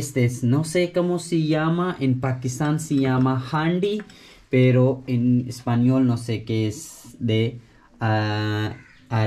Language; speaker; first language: Spanish; non-native, learner; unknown